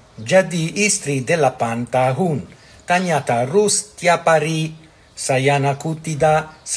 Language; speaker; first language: Indonesian; non-native, learner; Italian